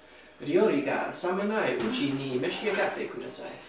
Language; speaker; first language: Japanese; non-native, learner; English